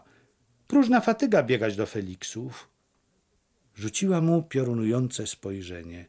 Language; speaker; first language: Polish; native; Polish